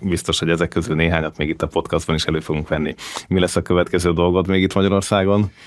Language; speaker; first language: Hungarian; native; Hungarian